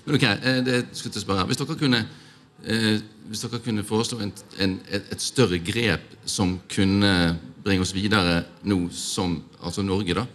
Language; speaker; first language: Norwegian; native; Norwegian